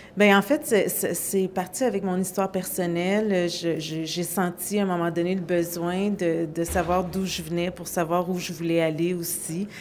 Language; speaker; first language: French; native; French